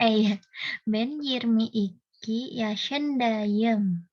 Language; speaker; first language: Turkish; non-native, learner; Indonesian